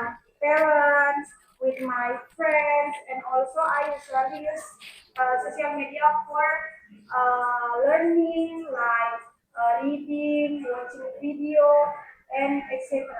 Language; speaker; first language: English; non-native, learner; Indonesian